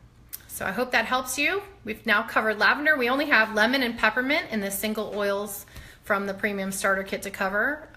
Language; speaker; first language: English; native; English